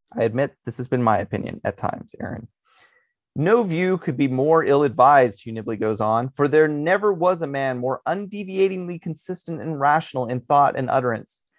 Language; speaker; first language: English; native; English